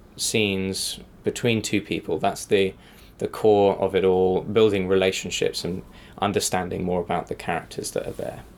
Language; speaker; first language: English; native; English